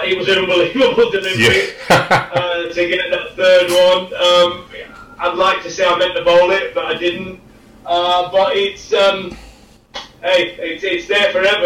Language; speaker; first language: English; native; English